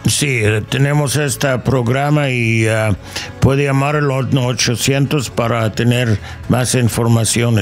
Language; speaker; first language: Spanish; non-native, learner; English